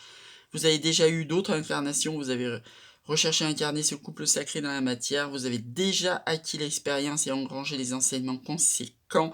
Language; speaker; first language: French; native; French